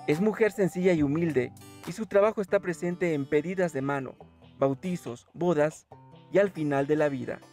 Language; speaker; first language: Spanish; native; Spanish